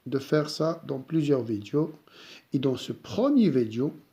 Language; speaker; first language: French; non-native, local second language; Arabic